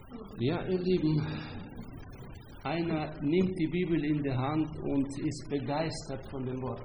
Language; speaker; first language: German; non-native, fluent; Hungarian